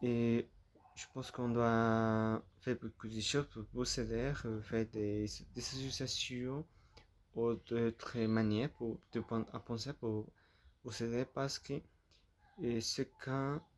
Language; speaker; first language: French; non-native, learner; Spanish